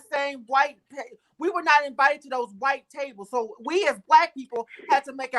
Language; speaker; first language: English; native; English